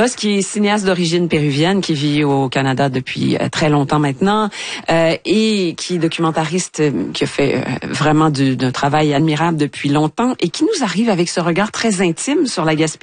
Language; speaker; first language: French; native; French